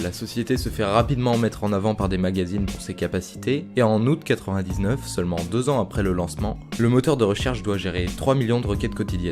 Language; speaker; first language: French; native; French